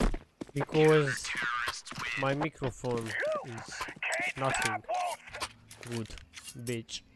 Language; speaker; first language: English; non-native, learner; Hungarian